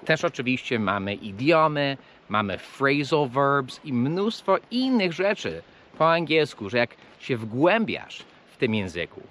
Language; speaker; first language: Polish; early bilingual, heritage; English